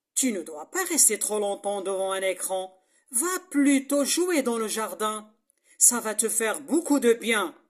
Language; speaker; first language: French; non-native, local second language; Arabic